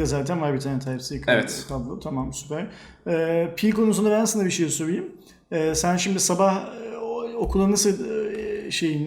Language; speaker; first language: Turkish; native; Turkish